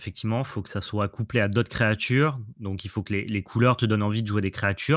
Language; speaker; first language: French; native; French